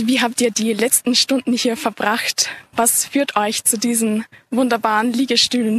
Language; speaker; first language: German; native; German